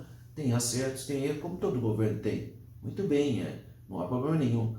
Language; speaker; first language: Portuguese; native; Portuguese